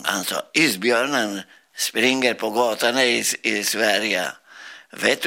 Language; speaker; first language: Swedish; non-native, learner; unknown